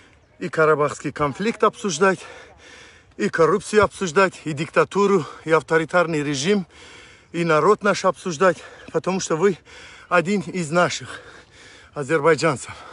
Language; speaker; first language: Russian; non-native, local second language; Azerbaijani